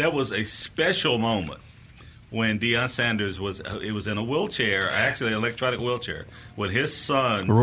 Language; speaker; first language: English; native; English